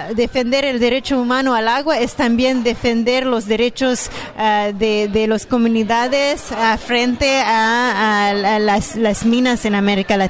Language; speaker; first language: Spanish; non-native, fluent; French